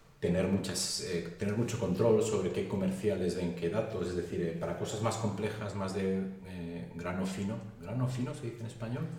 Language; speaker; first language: Spanish; native; Spanish